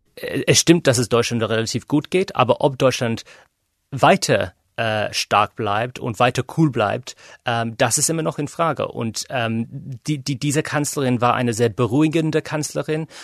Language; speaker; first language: German; non-native, fluent; English